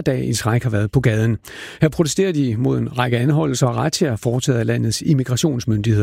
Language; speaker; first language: Danish; native; Danish